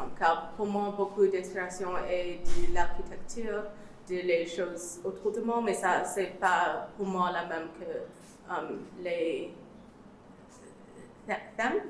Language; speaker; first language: French; non-native, learner; English